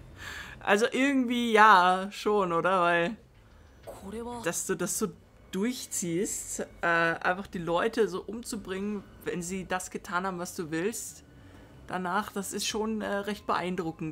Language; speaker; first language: German; native; German